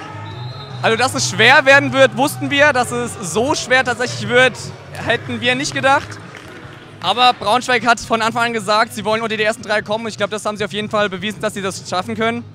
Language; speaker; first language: German; native; German